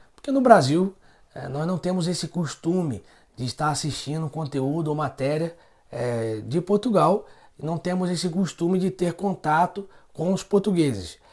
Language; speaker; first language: Portuguese; native; Portuguese